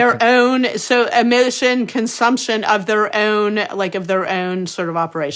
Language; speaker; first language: English; native; English